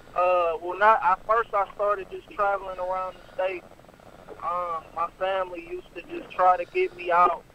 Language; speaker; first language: English; native; English